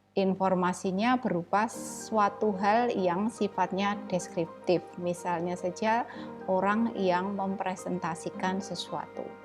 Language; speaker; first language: Indonesian; native; Indonesian